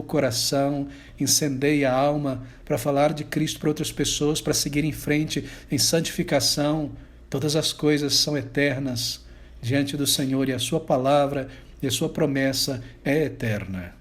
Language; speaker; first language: Portuguese; native; Portuguese